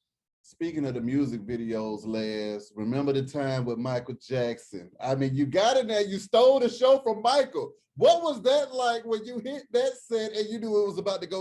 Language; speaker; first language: English; native; English